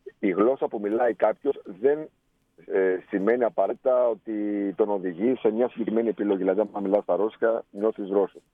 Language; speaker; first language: Greek; native; Greek